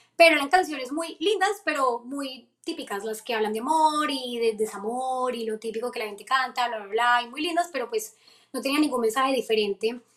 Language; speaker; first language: Spanish; native; Spanish